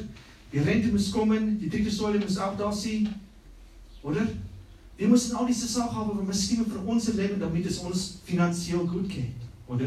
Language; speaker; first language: German; non-native, learner; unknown